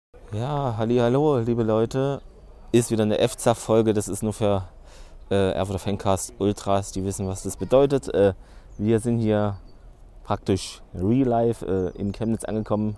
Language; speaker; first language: German; native; German